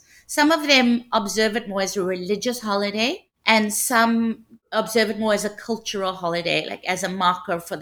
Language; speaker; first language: English; native; English